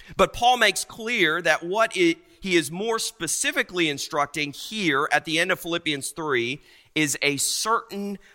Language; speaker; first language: English; native; English